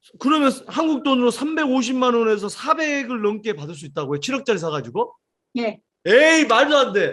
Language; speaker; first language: Korean; native; Korean